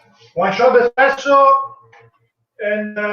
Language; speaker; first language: English; non-native, learner; Italian